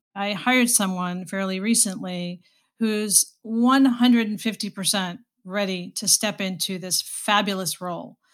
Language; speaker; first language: English; native; English